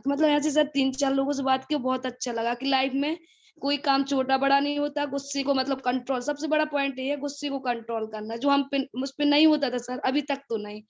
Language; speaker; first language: Hindi; native; Hindi